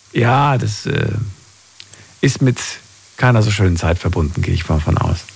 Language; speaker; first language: German; native; German